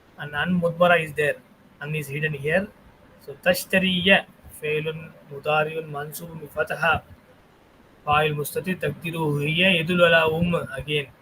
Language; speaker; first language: Arabic; non-native, fluent; Tamil